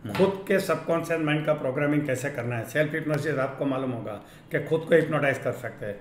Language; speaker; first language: Hindi; non-native, local second language; Gujarati